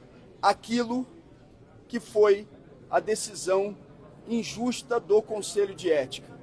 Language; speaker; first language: Portuguese; native; Portuguese